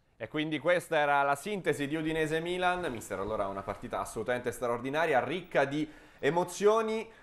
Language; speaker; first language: Italian; native; Italian